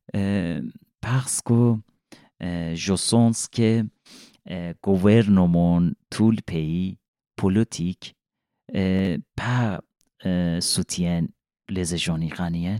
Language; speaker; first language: French; non-native, learner; Persian